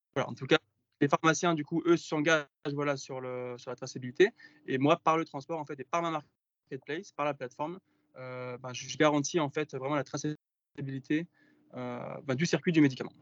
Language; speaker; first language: French; native; French